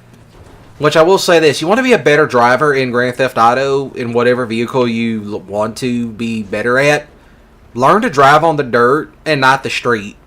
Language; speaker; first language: English; native; English